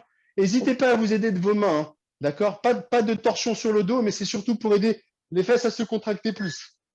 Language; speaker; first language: French; native; French